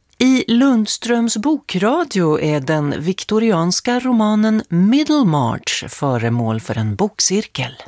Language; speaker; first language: Swedish; native; Swedish